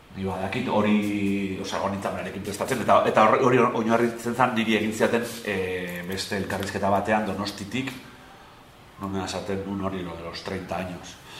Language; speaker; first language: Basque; non-native, local second language; Spanish